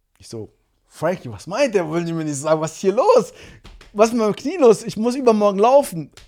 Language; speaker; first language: German; early bilingual, other home language; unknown